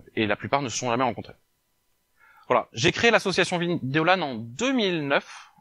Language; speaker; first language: French; native; French